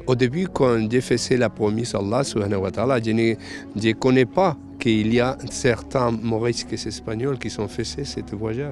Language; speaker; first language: French; non-native, fluent; Spanish